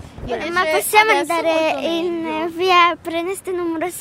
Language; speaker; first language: Italian; early bilingual, other home language; Arabic